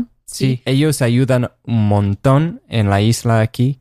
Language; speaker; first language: Spanish; non-native, fluent; English